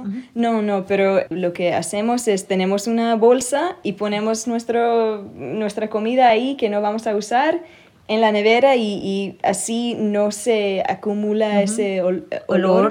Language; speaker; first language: Spanish; early bilingual, other home language; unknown